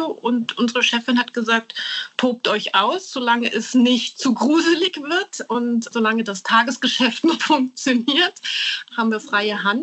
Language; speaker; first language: German; native; German